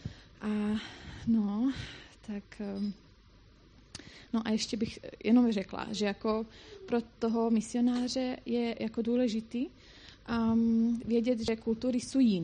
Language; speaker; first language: Czech; non-native, fluent; Croatian